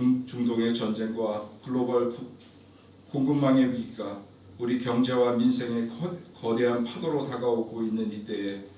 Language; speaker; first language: Korean; native; Korean